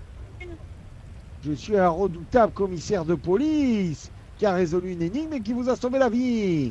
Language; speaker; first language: French; native; French